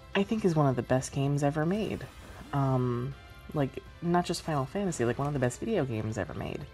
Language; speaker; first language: English; native; English